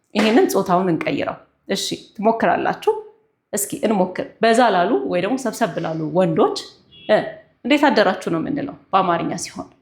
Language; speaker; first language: Amharic; non-native, local second language; Tigrinya